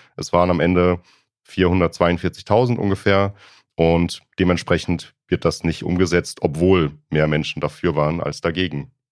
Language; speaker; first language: German; native; German